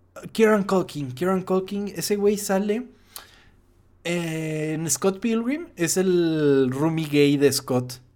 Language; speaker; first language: Spanish; non-native, fluent; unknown